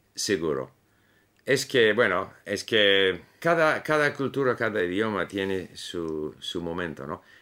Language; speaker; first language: Spanish; non-native, fluent; English